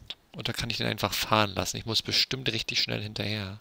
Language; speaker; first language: German; native; German